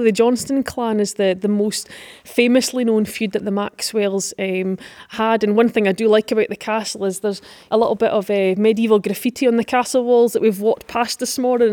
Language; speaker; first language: English; native; English